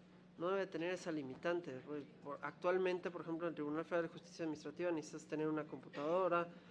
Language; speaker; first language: Spanish; native; Spanish